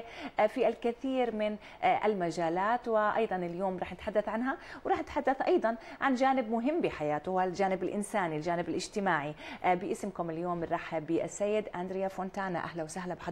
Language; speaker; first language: Arabic; native; Arabic